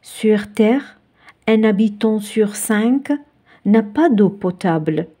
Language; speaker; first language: French; non-native, local second language; Arabic